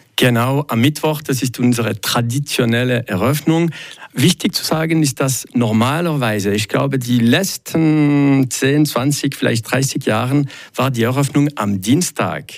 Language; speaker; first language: German; non-native, local second language; French